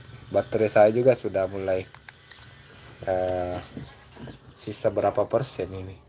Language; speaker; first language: Indonesian; native; Indonesian